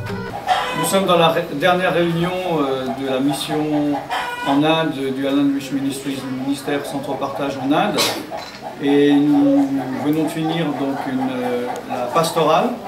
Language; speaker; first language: French; native; French